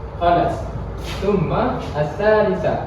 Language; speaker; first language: Arabic; non-native, learner; Malay